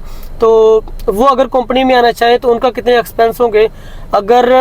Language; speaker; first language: Hindi; native; Hindi